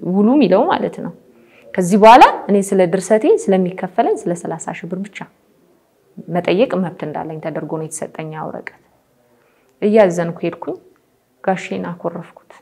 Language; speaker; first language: Amharic; native; Amharic